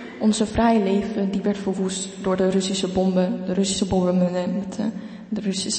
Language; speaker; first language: Dutch; non-native, fluent; Ukrainian